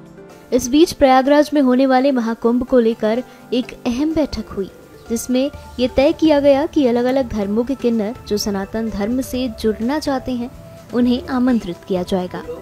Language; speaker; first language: Hindi; native; Hindi